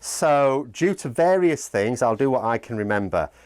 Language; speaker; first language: English; native; English